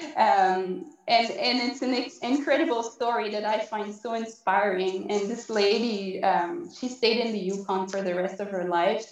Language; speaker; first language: English; non-native, fluent; French